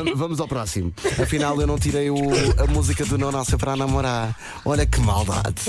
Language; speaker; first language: Portuguese; native; Portuguese